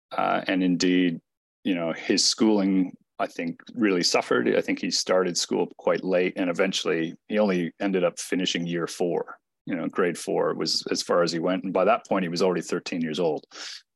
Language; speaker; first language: English; native; English